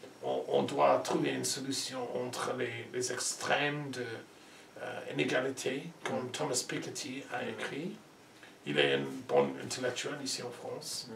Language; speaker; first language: French; non-native, learner; English